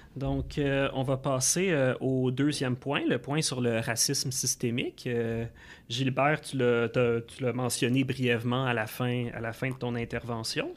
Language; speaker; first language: French; native; French